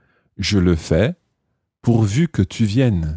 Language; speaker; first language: French; non-native, fluent; English